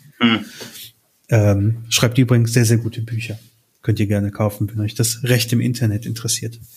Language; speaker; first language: German; early bilingual, other home language; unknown